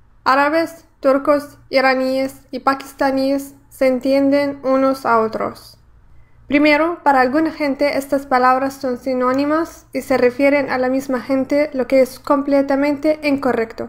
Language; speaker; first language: Spanish; non-native, fluent; Arabic